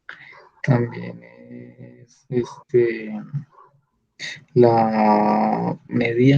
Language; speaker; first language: Spanish; native; Spanish